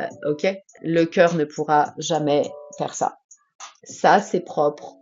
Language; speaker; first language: French; native; French